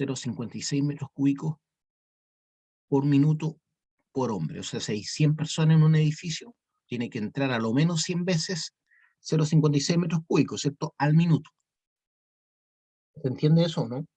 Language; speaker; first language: Spanish; native; Spanish